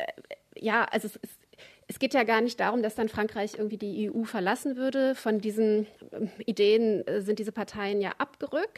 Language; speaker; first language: German; native; German